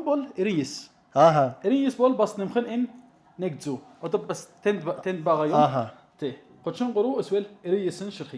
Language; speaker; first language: Mongolian; non-native, learner; Arabic